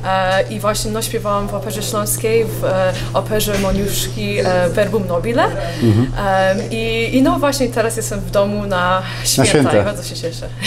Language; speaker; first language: Polish; early bilingual, heritage; Polish